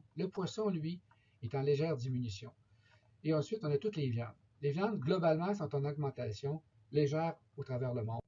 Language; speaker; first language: French; native; French